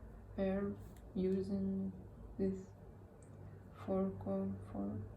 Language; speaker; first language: English; non-native, learner; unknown